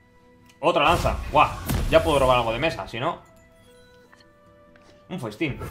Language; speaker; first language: Spanish; native; Spanish